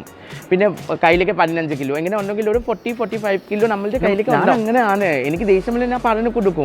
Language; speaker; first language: Malayalam; non-native, fluent; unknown